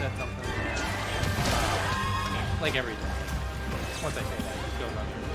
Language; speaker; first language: English; native; English